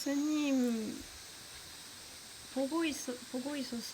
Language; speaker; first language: Korean; non-native, learner; French